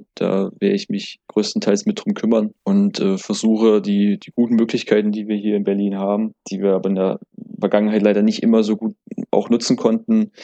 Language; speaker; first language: German; native; German